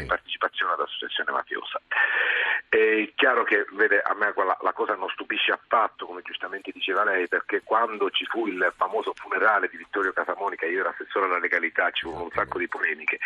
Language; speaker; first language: Italian; native; Italian